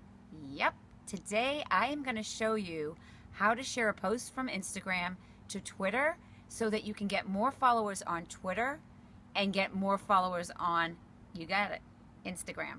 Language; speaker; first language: English; native; English